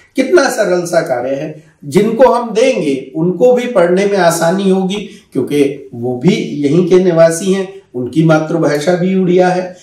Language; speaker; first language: Hindi; native; Hindi